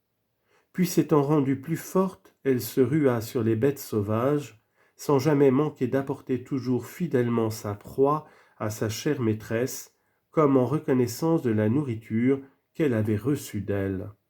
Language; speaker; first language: French; native; French